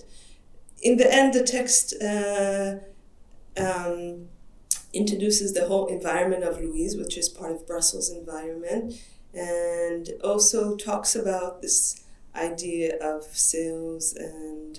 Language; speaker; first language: English; non-native, fluent; Hebrew